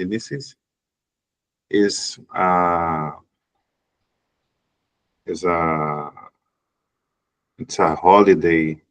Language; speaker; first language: English; non-native, learner; Portuguese